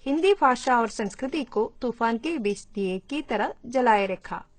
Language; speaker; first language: Hindi; non-native, local second language; Malayalam